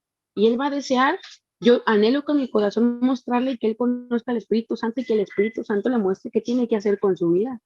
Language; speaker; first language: Spanish; native; Spanish